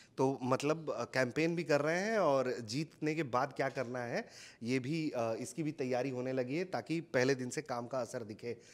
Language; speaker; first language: Hindi; native; Hindi